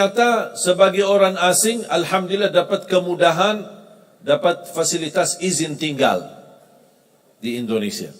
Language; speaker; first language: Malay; non-native, fluent; Arabic